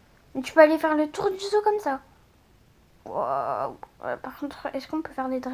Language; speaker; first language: French; native; French